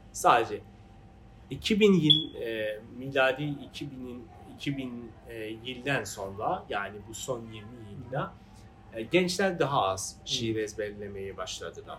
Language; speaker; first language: Turkish; non-native, fluent; Persian